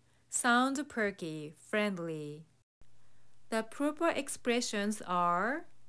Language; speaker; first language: English; non-native, fluent; Japanese